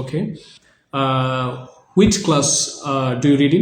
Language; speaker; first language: English; non-native, fluent; Bangla